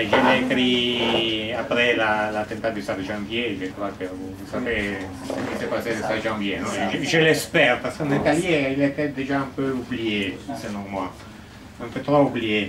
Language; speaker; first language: French; non-native, fluent; Italian